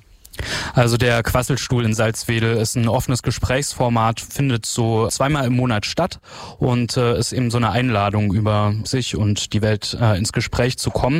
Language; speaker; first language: German; native; German